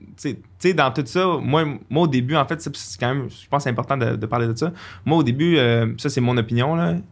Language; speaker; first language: French; native; French